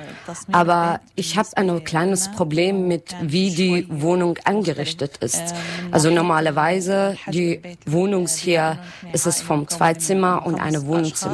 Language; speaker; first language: German; non-native, learner; Arabic